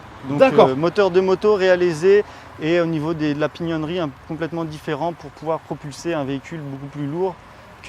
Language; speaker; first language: French; native; French